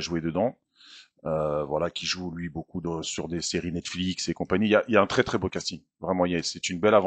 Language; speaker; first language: French; native; French